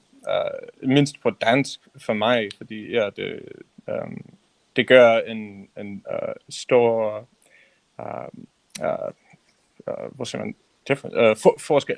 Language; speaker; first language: Danish; non-native, learner; English